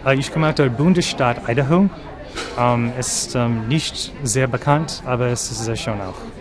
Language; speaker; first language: German; non-native, learner; English